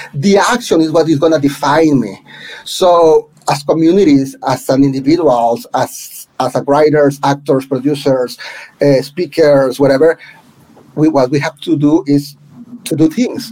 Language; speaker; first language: English; non-native, fluent; Spanish